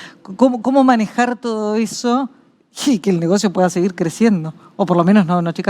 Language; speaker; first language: Spanish; native; Spanish